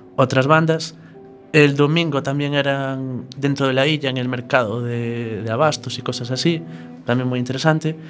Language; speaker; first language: Spanish; native; Spanish